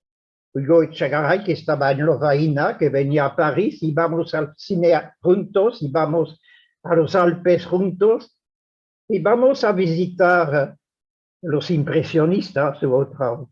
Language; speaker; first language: Spanish; non-native, fluent; French